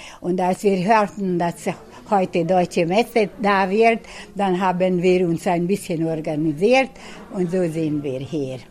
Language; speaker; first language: German; non-native, local second language; Hungarian